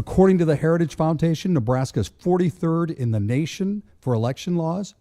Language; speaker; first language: English; native; English